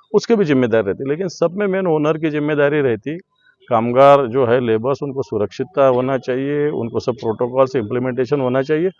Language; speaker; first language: Hindi; non-native, local second language; Marathi